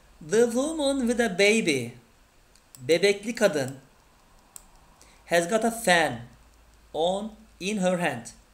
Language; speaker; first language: English; non-native, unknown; Turkish